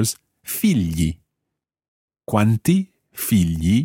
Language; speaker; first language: Italian; non-native, fluent; English